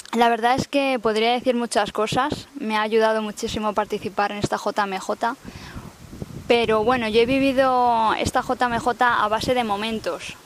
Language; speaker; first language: Spanish; native; Spanish